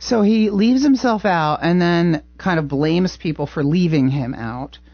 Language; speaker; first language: English; native; English